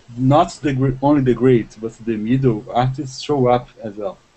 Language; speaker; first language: English; non-native, learner; Portuguese